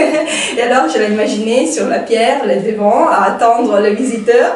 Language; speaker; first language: French; non-native, fluent; Italian